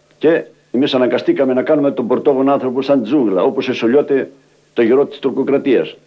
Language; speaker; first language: Greek; native; Greek